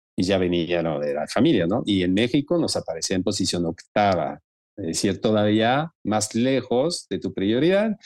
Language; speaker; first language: Spanish; non-native, fluent; French